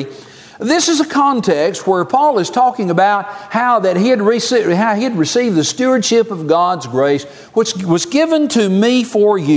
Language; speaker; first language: English; native; English